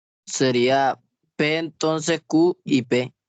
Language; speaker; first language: Spanish; native; Spanish